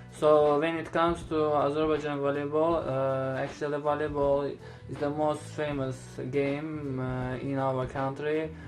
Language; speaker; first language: English; non-native, learner; Azerbaijani